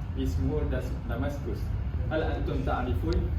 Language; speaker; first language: Arabic; non-native, learner; Malay